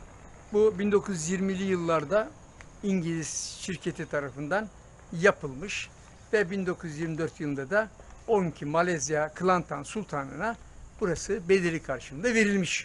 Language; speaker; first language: Turkish; native; Turkish